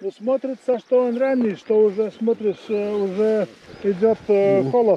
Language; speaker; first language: Russian; non-native, fluent; Latvian